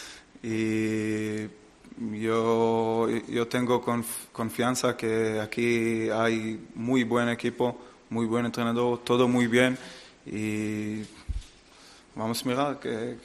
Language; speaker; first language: Spanish; non-native, learner; Hebrew